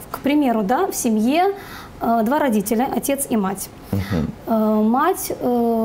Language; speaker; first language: Russian; native; Russian